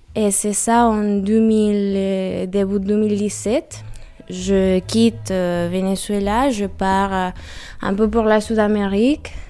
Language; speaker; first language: French; non-native, learner; Spanish